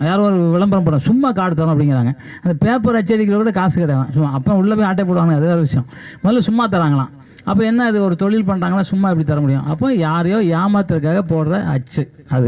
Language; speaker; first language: Tamil; native; Tamil